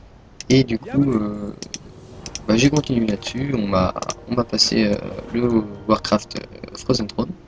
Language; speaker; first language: French; native; French